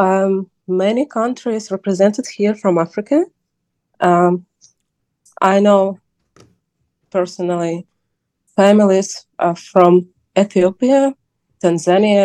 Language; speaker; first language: English; non-native, learner; Ukrainian